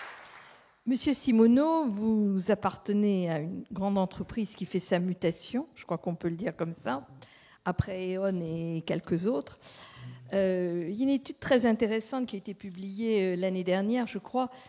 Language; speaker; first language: French; native; French